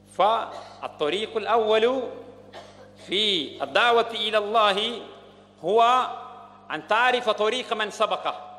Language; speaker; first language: Arabic; non-native, fluent; Malayalam